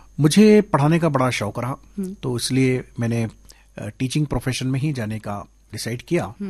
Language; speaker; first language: Hindi; non-native, local second language; Sindhi